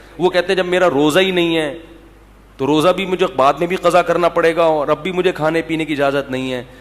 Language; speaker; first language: Urdu; native; Urdu